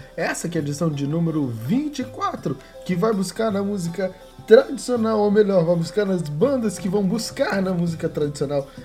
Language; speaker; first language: Portuguese; native; Portuguese